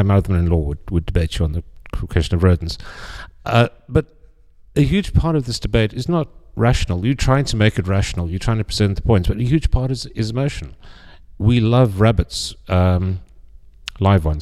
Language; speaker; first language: English; native; English